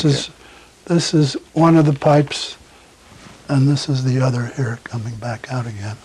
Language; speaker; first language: English; native; English